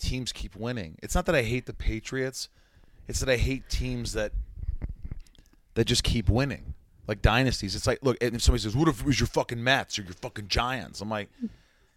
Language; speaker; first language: English; native; English